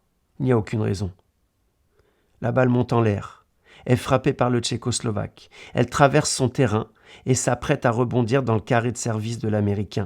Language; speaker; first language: French; native; French